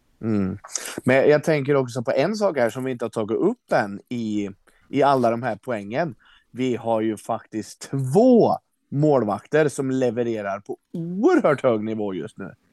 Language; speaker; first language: Swedish; native; Swedish